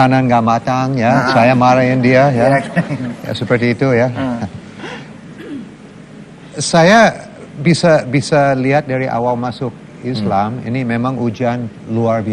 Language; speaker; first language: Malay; non-native, fluent; English